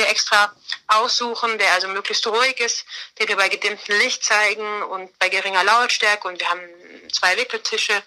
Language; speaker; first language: German; native; German